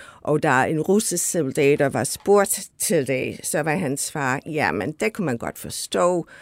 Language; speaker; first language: Danish; non-native, fluent; English